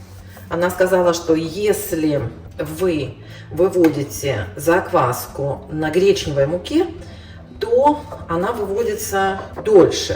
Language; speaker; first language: Russian; native; Russian